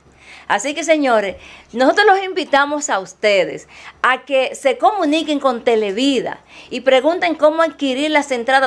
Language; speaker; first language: Spanish; native; Spanish